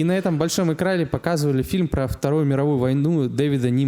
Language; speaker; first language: Russian; native; Russian